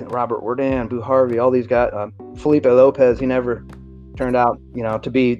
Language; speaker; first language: English; native; English